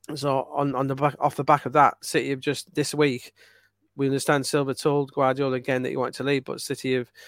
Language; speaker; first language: English; native; English